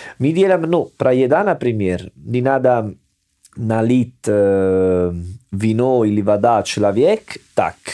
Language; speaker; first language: Russian; non-native, learner; Italian